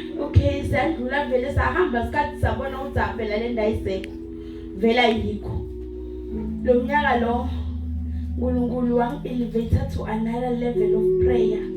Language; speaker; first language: Zulu; non-native, local second language; Swati